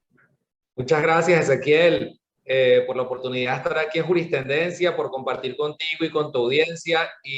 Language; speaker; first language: Spanish; native; Spanish